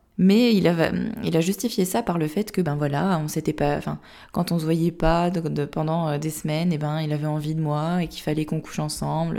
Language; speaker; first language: French; native; French